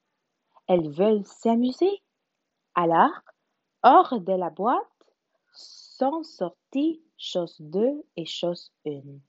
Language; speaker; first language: French; non-native, learner; Spanish